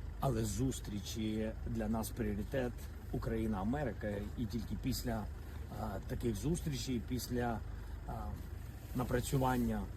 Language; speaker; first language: Ukrainian; non-native, local second language; Russian